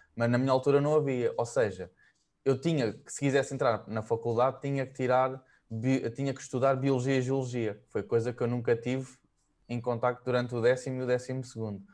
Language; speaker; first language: Portuguese; native; Portuguese